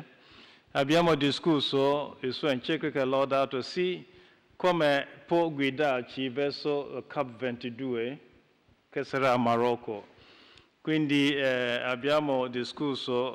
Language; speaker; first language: Italian; non-native, fluent; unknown